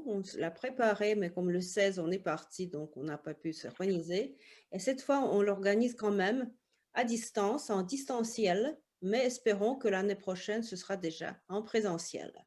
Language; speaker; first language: French; non-native, fluent; Russian